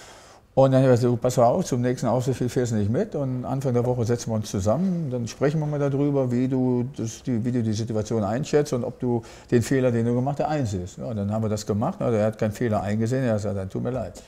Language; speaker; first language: German; native; German